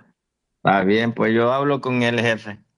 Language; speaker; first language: Spanish; non-native, fluent; Haitian Creole